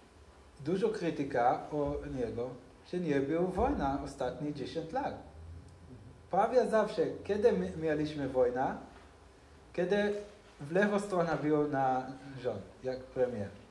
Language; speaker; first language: Polish; non-native, learner; Hebrew